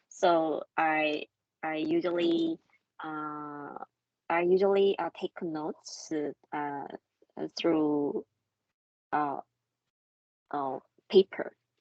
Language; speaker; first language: English; non-native, learner; Korean